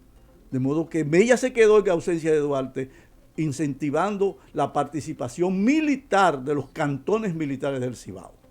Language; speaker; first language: Spanish; native; Spanish